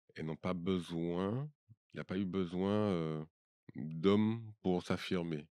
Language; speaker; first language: French; native; French